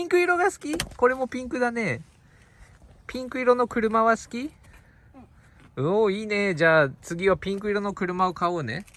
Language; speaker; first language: Japanese; non-native, fluent; Urdu